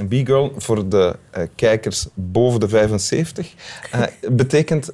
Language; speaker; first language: Dutch; native; Dutch